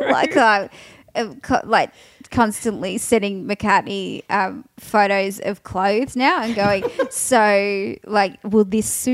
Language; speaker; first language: English; native; English